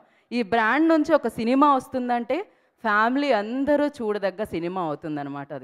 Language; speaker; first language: Telugu; native; Telugu